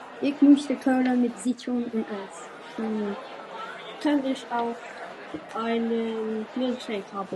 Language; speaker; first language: German; non-native, learner; English